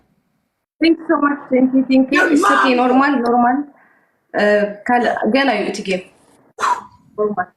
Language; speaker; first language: English; non-native, learner; Tigrinya